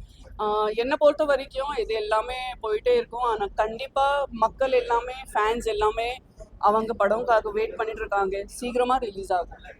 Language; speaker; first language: Tamil; non-native, fluent; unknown